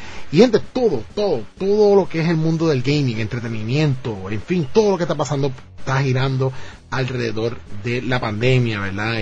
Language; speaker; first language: Spanish; native; Spanish